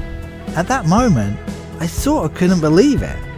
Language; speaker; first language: English; native; English